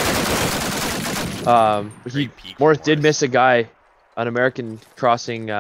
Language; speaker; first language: English; native; English